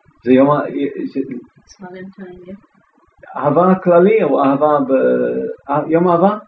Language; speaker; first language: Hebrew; non-native, fluent; English